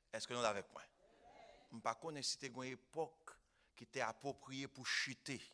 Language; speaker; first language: French; non-native, local second language; Haitian Creole